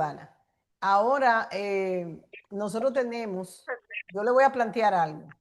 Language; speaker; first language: Spanish; native; Spanish